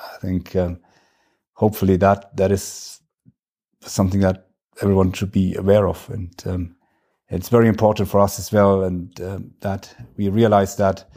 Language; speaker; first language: English; non-native, fluent; German